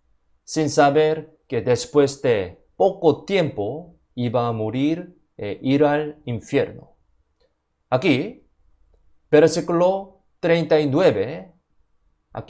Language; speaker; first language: Spanish; non-native, fluent; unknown